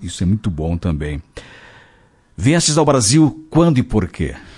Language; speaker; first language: Portuguese; native; Portuguese